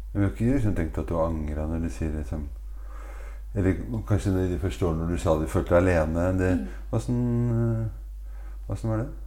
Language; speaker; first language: Norwegian; native; Norwegian